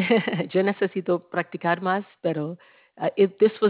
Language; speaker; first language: Spanish; non-native, learner; English